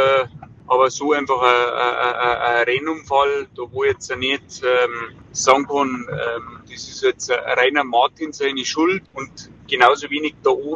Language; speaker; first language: German; native; German